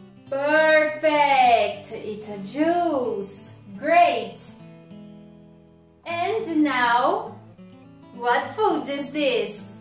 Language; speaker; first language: English; non-native, fluent; Portuguese